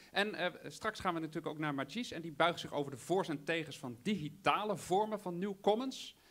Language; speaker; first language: Dutch; native; Dutch